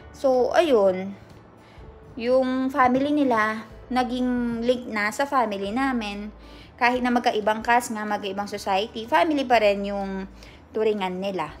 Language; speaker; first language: Filipino; native; Filipino